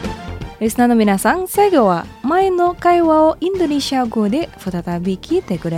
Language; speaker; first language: Japanese; non-native, fluent; Indonesian